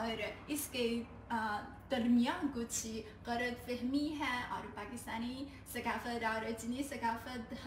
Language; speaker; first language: Hindi; non-native, learner; Chinese